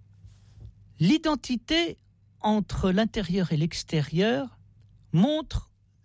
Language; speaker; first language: French; native; French